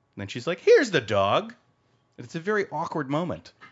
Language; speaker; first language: English; native; English